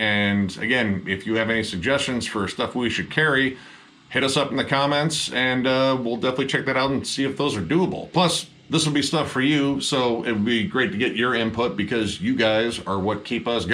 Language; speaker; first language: English; native; English